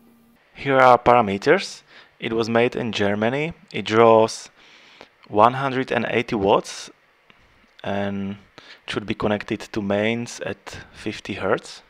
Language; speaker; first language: English; non-native, fluent; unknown